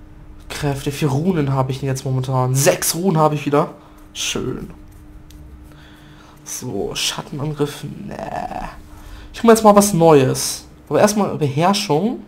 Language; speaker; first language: German; native; German